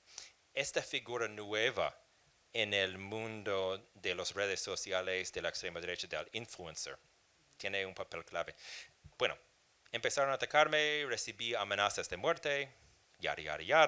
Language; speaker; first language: Spanish; non-native, fluent; English